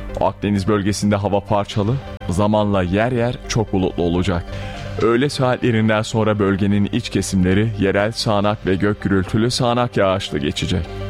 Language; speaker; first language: Turkish; native; Turkish